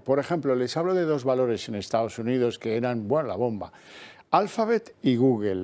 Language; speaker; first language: Spanish; native; Spanish